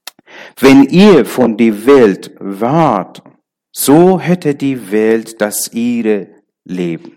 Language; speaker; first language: German; non-native, learner; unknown